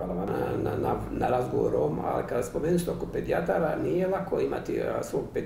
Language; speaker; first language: Bosnian; native; Bosnian